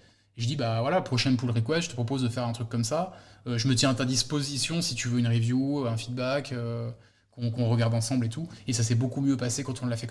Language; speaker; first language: French; native; French